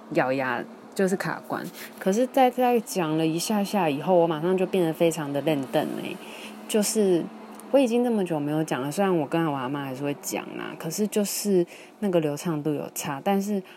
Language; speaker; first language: Chinese; non-native, local second language; Min Nan Chinese